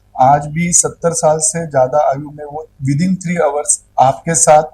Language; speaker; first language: Hindi; non-native, local second language; Marathi